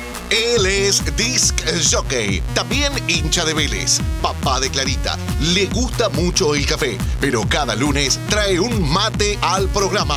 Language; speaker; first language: Spanish; native; Spanish